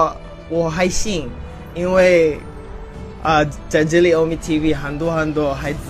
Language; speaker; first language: Chinese; non-native, learner; Filipino